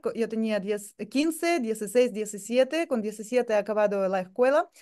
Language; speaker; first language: Spanish; non-native, fluent; Russian